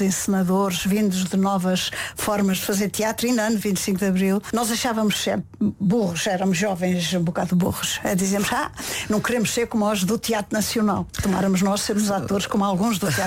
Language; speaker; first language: Portuguese; native; Portuguese